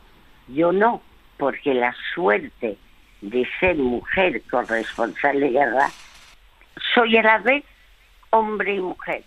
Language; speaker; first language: Spanish; early bilingual, other home language; French